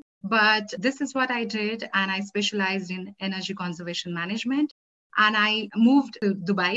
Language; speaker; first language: English; non-native, local second language; Marathi